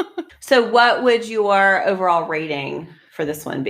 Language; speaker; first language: English; native; English